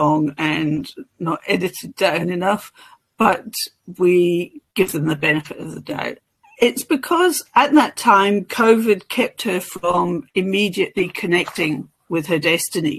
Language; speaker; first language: English; native; English